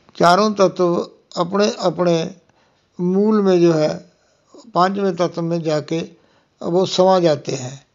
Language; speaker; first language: Hindi; non-native, local second language; Punjabi